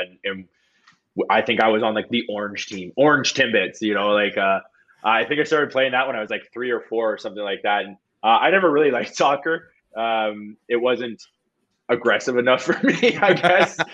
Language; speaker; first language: English; native; English